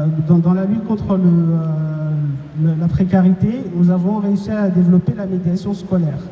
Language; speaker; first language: French; non-native, local second language; Comorian